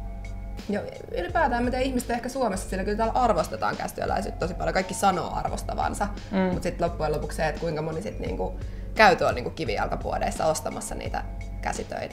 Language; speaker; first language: Finnish; native; Finnish